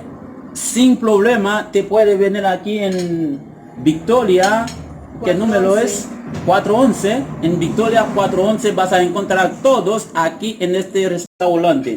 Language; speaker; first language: Spanish; non-native, learner; Haitian Creole